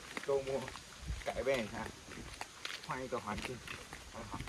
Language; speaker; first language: Chinese; non-native, fluent; Vietnamese